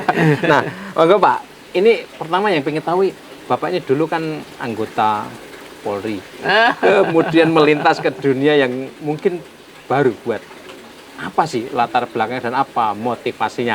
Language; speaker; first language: Indonesian; native; Indonesian